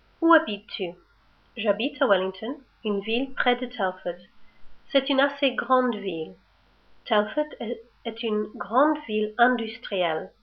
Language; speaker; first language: French; non-native, learner; English